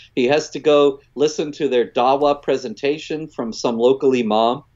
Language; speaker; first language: English; native; English